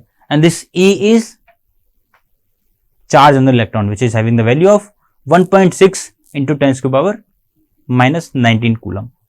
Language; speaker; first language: English; non-native, local second language; Hindi